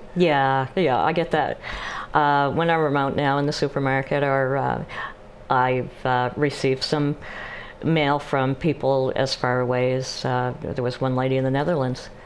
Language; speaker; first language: English; native; English